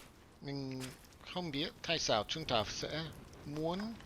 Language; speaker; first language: Vietnamese; non-native, learner; English